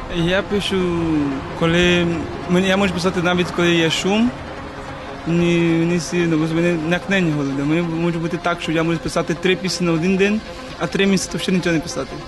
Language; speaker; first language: Ukrainian; non-native, learner; English